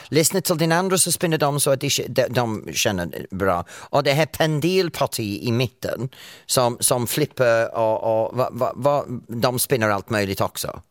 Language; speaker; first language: Swedish; non-native, fluent; English